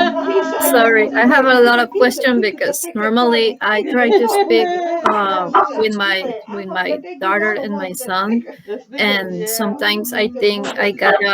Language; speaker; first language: English; non-native, learner; Spanish